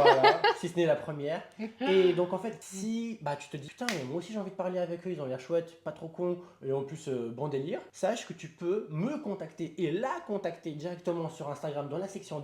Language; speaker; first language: French; native; French